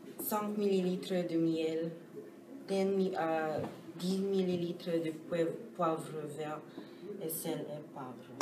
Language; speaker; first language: French; non-native, learner; English